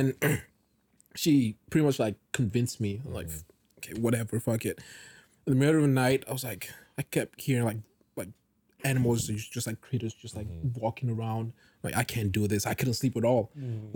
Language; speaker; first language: English; non-native, local second language; Yoruba